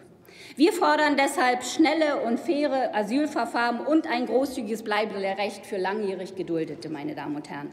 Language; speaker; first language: German; native; German